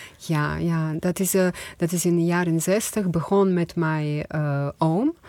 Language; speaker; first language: Dutch; non-native, fluent; Croatian